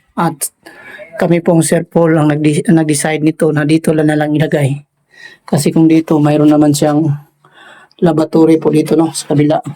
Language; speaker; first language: Filipino; non-native, local second language; Cebuano